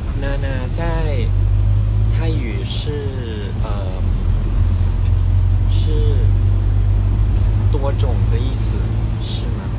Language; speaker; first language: Chinese; non-native, learner; Thai